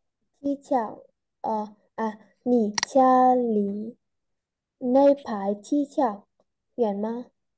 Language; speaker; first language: Chinese; non-native, learner; Vietnamese